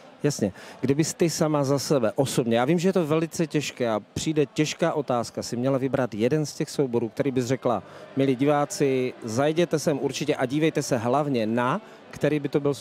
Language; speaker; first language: Czech; native; Czech